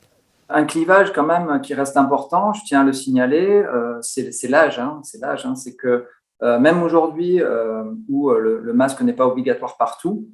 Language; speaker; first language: French; native; French